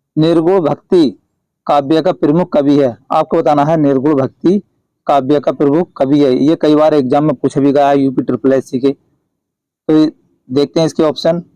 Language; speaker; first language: Hindi; native; Hindi